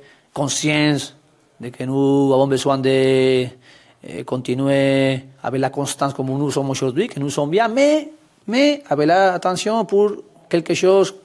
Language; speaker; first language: French; non-native, fluent; Spanish